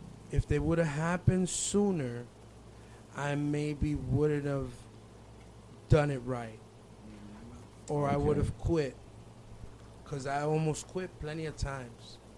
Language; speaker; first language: English; native; English